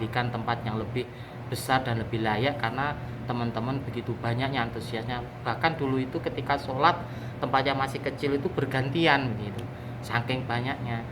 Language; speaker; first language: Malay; non-native, local second language; Javanese